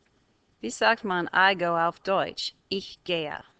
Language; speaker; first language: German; non-native, fluent; English